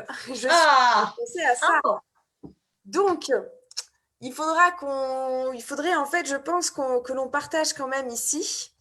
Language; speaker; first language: French; native; French